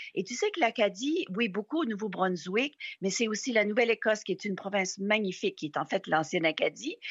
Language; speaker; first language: French; native; French